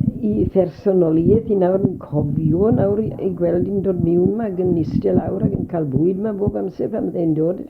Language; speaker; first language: Welsh; native; Welsh